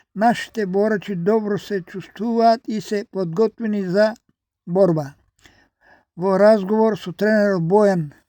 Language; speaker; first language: Macedonian; native; Macedonian